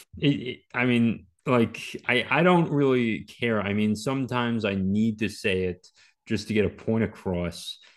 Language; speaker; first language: English; native; English